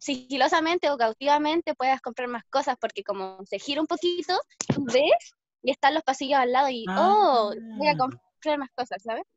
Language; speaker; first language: Spanish; native; Spanish